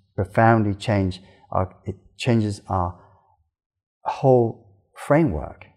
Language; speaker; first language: English; native; English